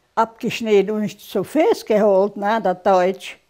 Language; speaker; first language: German; early bilingual, heritage; German